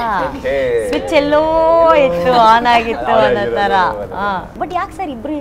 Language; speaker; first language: Kannada; native; Kannada